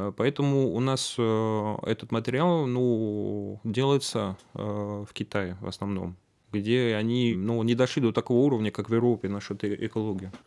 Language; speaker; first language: Russian; non-native, fluent; French